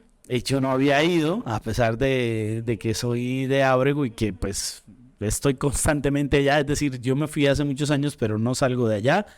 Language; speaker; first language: Spanish; native; Spanish